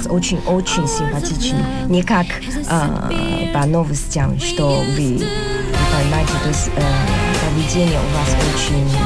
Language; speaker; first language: Russian; non-native, learner; Chinese